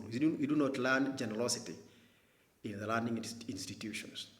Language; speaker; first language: English; non-native, local second language; Swahili